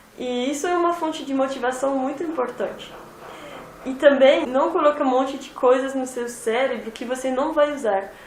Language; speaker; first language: Portuguese; non-native, fluent; French